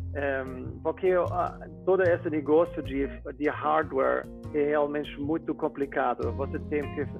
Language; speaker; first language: Portuguese; non-native, fluent; German